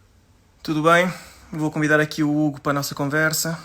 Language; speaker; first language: Portuguese; native; Portuguese